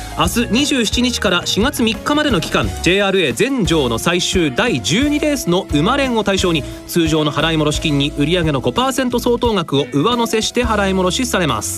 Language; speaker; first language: Japanese; native; Japanese